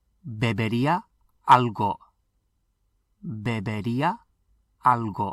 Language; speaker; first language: Spanish; non-native, fluent; English